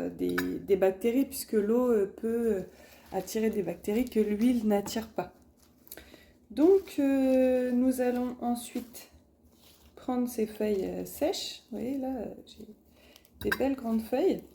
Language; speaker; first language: French; native; French